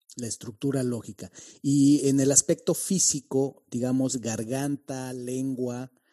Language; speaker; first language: Spanish; native; Spanish